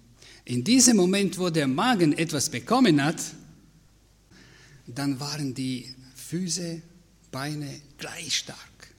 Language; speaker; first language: German; non-native, fluent; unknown